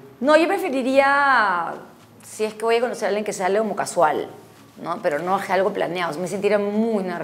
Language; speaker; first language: Spanish; native; Spanish